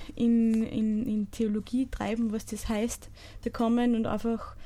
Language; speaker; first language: German; native; German